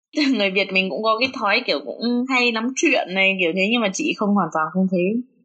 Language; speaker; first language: Vietnamese; early bilingual, other home language; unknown